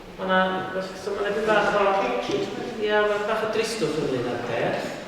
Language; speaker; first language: Welsh; native; Welsh